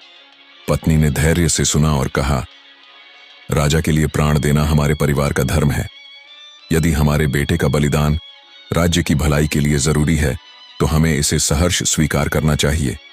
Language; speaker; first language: Hindi; native; Hindi